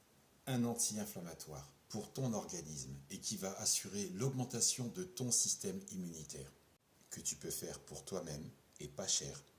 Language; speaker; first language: French; native; French